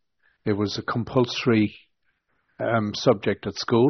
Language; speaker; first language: English; native; English